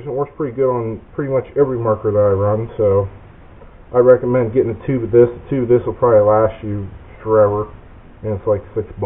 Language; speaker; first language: English; native; English